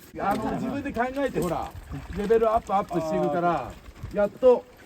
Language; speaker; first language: Japanese; native; Japanese